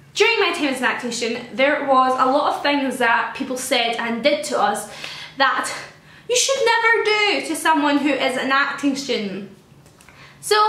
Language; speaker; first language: English; native; English